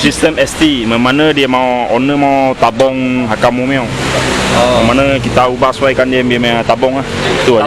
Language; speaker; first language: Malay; non-native, local second language; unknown